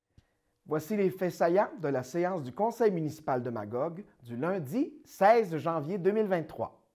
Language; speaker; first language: French; native; French